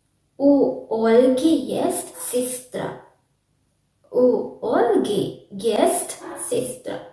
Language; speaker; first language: Russian; non-native, learner; Sinhala